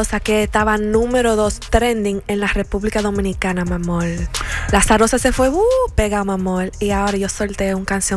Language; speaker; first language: Spanish; early bilingual, heritage; Spanish